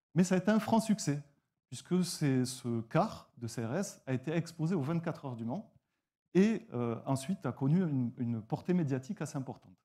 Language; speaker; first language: French; native; French